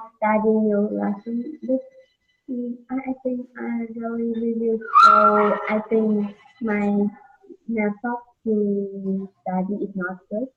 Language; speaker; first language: English; non-native, learner; Vietnamese